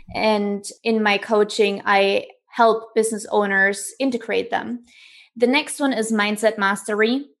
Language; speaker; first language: English; non-native, fluent; German